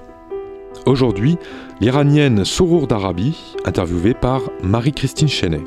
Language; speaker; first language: French; native; French